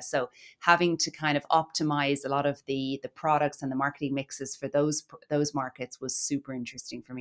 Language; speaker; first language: English; native; English